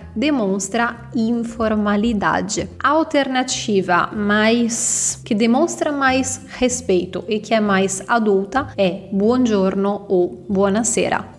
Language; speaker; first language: Portuguese; non-native, fluent; Italian